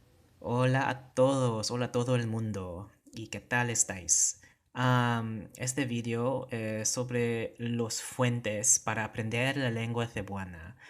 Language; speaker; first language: Spanish; non-native, learner; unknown